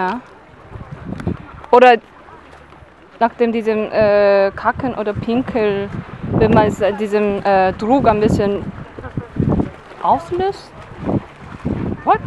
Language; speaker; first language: German; non-native, learner; Korean